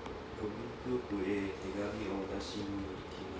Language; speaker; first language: Japanese; non-native, learner; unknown